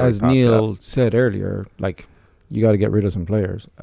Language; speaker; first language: English; native; English